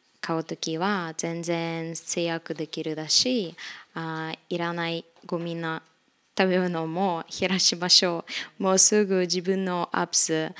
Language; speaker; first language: Japanese; non-native, fluent; Russian